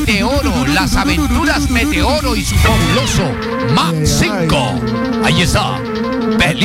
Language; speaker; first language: Spanish; native; Spanish